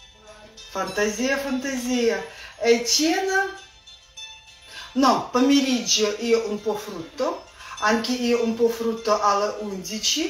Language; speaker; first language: Italian; non-native, learner; Russian